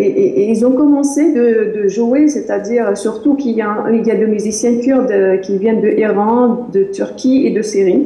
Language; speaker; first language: French; non-native, fluent; Arabic